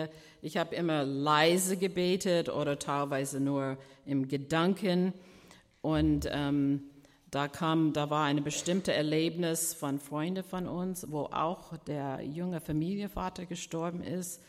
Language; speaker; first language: German; non-native, fluent; English